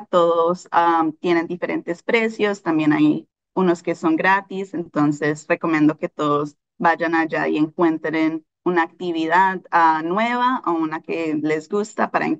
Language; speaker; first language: Spanish; early bilingual, heritage; Spanish